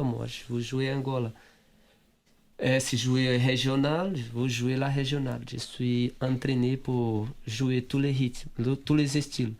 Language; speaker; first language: French; non-native, fluent; Portuguese